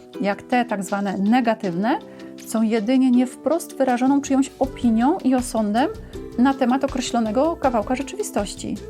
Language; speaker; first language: Polish; native; Polish